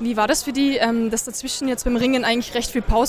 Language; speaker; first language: German; native; German